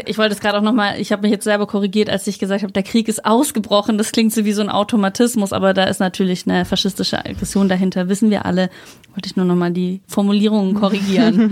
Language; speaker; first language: German; native; German